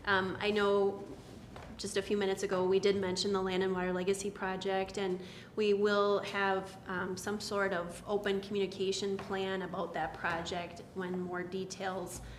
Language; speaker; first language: English; native; English